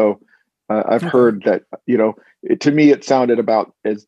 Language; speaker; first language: English; native; English